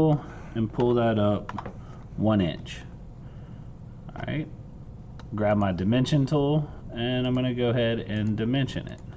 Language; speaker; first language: English; native; English